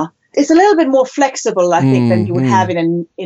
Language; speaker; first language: English; non-native, fluent; Danish